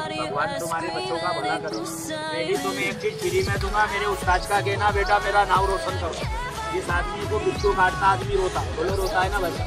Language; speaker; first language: Hindi; non-native, local second language; Bangla